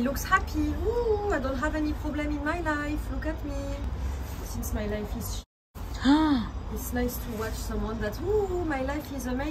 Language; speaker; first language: English; non-native, learner; French